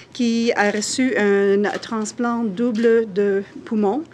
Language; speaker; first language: French; non-native, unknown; English